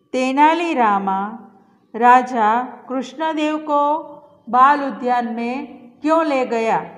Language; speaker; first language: Hindi; non-native, local second language; Gujarati